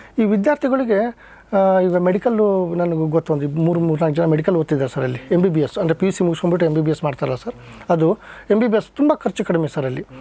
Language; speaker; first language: Kannada; native; Kannada